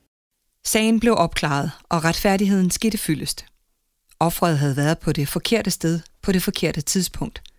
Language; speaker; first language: Danish; native; Danish